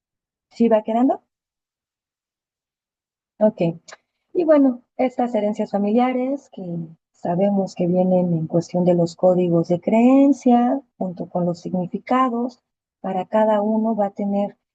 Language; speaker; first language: Spanish; native; Spanish